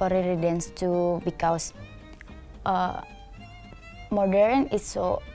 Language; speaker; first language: English; non-native, learner; Indonesian